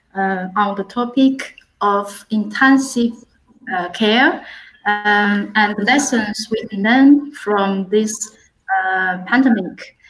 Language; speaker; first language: English; non-native, fluent; Chinese